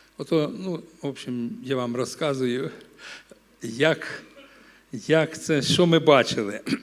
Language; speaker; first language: Ukrainian; non-native, local second language; Russian